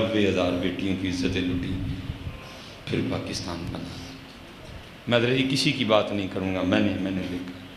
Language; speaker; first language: Urdu; non-native, local second language; Punjabi